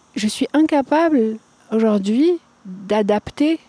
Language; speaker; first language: French; non-native, local second language; Arabic